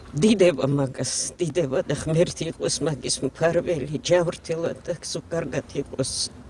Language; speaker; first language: Georgian; early bilingual, heritage; Georgian